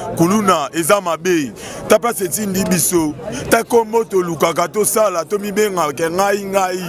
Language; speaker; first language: Lingala; native; Lingala